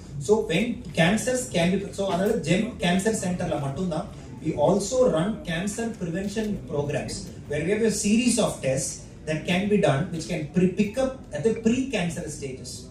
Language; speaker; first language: English; non-native, local second language; Tamil